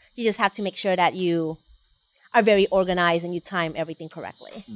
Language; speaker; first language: English; non-native, fluent; Spanish